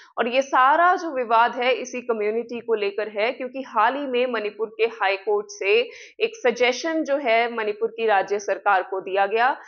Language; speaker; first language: Hindi; non-native, local second language; Punjabi